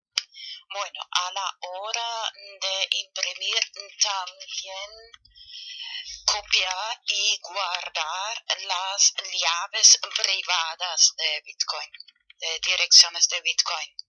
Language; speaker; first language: Spanish; non-native, fluent; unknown